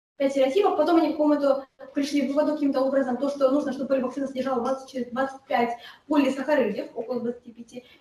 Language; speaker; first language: Russian; non-native, local second language; Ukrainian